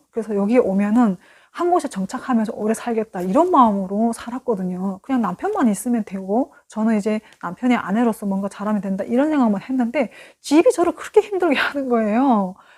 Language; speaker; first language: Korean; native; Korean